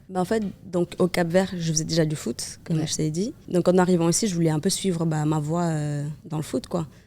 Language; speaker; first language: French; non-native, fluent; Kabuverdianu